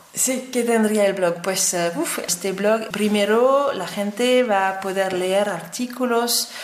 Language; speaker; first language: Spanish; non-native, fluent; French